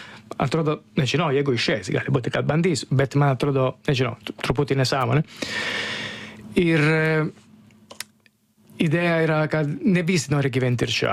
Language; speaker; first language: Lithuanian; non-native, fluent; Italian